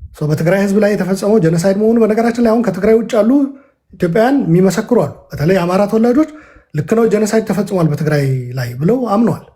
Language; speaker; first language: Amharic; non-native, local second language; Tigrinya